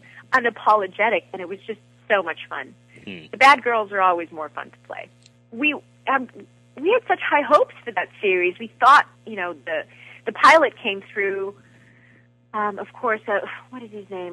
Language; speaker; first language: English; native; English